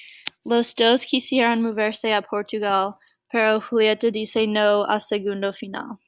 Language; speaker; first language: Spanish; non-native, learner; English